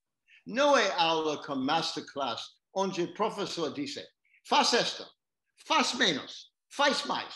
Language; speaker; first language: Spanish; non-native, learner; English